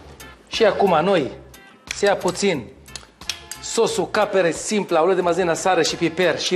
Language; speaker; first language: Romanian; non-native, learner; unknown